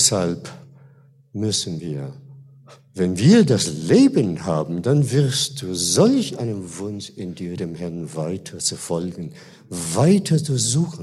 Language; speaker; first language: German; non-native, fluent; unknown